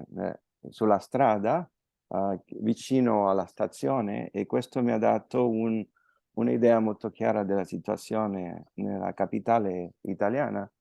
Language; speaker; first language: Italian; non-native, fluent; Spanish